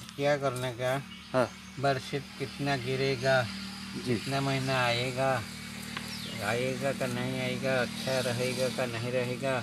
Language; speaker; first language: Hindi; non-native, local second language; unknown